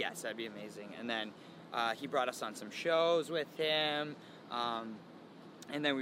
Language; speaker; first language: English; native; English